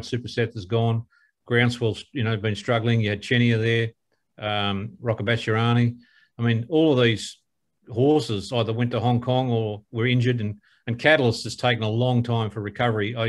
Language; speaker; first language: English; native; English